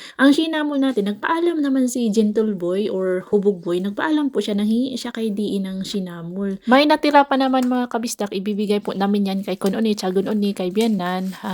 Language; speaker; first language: Filipino; non-native, local second language; Cebuano